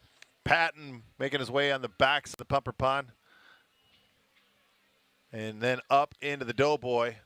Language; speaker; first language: English; native; English